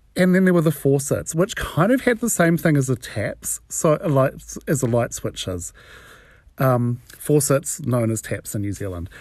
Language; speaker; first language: English; native; English